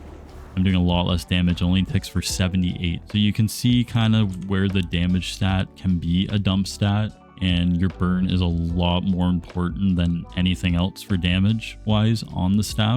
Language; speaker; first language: English; native; English